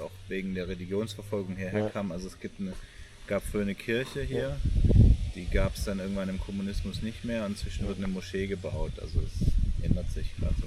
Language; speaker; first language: German; early bilingual, other home language; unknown